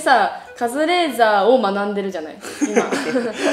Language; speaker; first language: Japanese; native; Japanese